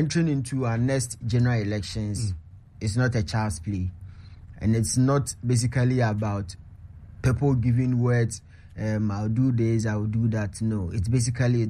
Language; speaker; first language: English; non-native, local second language; Akan